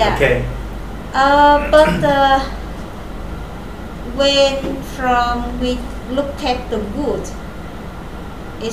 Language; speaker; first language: English; non-native, learner; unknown